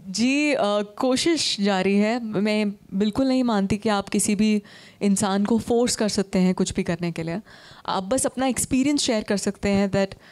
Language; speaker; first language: Hindi; native; Hindi